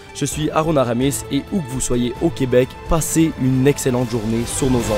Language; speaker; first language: French; native; French